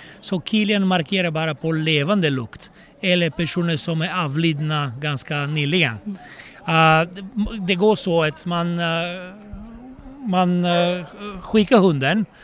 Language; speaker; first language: Swedish; non-native, fluent; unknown